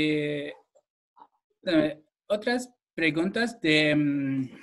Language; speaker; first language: Spanish; non-native, fluent; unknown